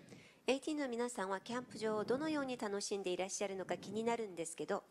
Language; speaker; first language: Japanese; non-native, learner; Korean